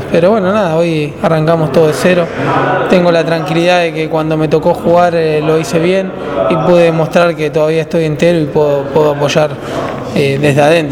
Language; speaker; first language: Spanish; native; Spanish